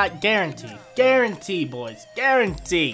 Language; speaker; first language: English; native; English